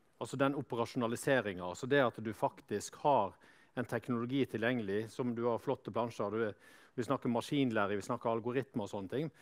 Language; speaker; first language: Norwegian; native; Norwegian